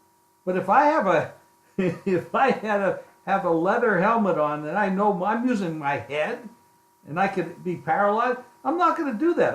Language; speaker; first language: English; native; English